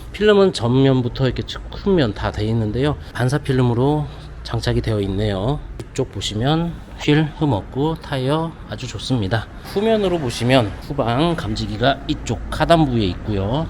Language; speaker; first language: Korean; native; Korean